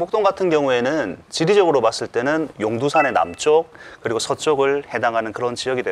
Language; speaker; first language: Korean; native; Korean